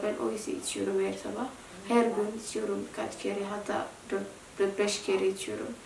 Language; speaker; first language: Turkish; non-native, learner; Indonesian